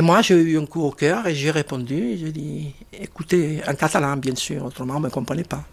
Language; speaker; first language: French; non-native, fluent; Catalan